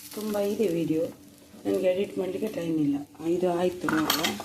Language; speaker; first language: Kannada; non-native, local second language; Tulu